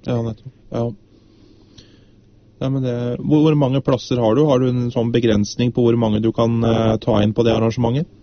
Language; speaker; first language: Norwegian; native; Norwegian